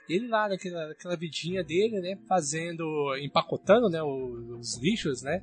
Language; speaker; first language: Portuguese; native; Portuguese